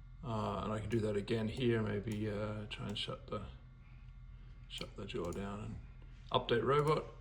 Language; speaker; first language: English; native; English